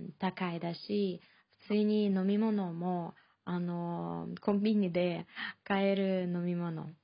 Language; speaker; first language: Japanese; non-native, fluent; Chinese